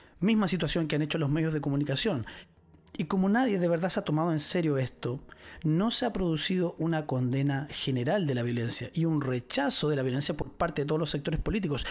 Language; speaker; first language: Spanish; native; Spanish